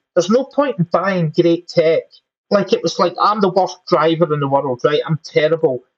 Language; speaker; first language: English; native; English